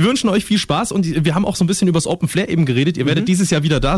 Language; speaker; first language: German; native; German